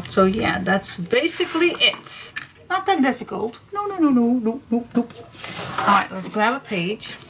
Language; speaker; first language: English; non-native, fluent; Dutch